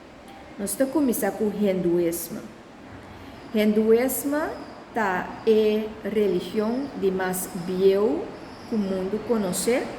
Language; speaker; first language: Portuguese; non-native, learner; Papiamento